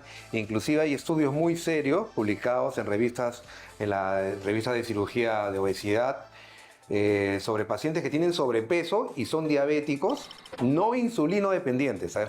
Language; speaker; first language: Spanish; native; Spanish